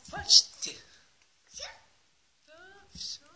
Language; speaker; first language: Russian; non-native, learner; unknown